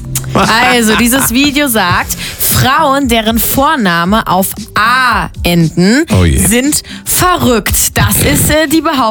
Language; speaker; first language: German; native; German